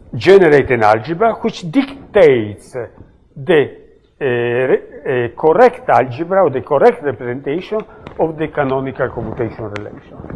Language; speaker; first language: English; non-native, fluent; Italian